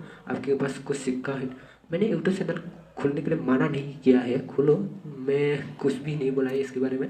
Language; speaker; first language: Hindi; non-native, local second language; Bodo